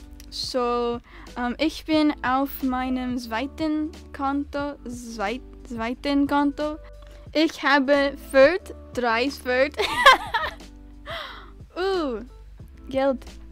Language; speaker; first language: German; non-native, learner; English